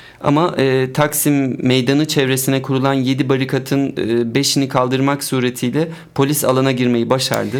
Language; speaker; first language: Turkish; native; Turkish